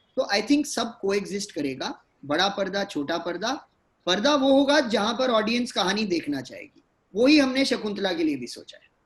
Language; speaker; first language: Hindi; native; Hindi